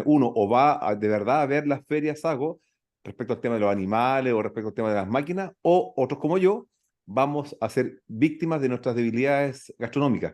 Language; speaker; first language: Spanish; native; Spanish